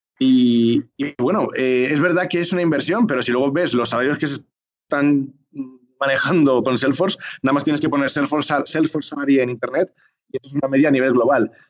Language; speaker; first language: Spanish; native; Spanish